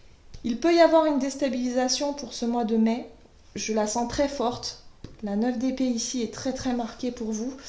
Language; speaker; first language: French; native; French